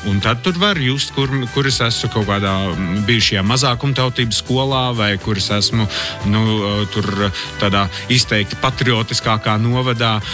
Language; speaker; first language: Latvian; non-native, local second language; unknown